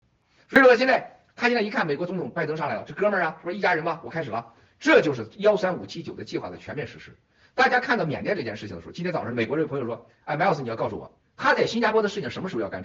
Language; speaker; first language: Chinese; native; Chinese